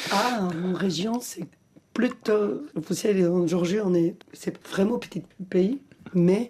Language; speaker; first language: French; non-native, fluent; Georgian